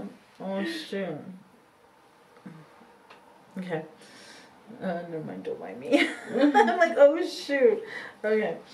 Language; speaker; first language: English; native; English